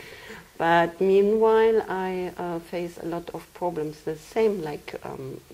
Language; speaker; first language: English; non-native, fluent; German